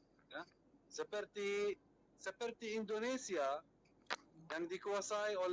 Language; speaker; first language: Indonesian; non-native, fluent; Arabic